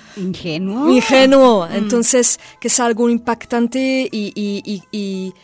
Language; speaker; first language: Spanish; non-native, fluent; French